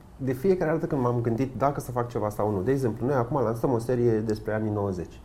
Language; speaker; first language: Romanian; native; Romanian